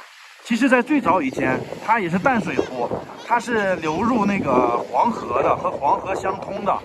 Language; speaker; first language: Chinese; native; Chinese